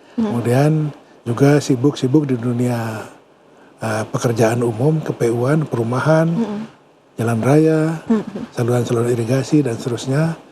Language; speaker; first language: Indonesian; native; Indonesian